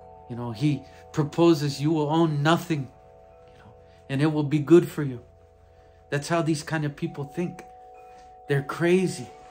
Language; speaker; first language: English; native; English